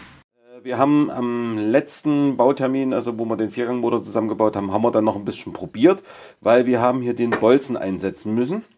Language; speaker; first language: German; native; German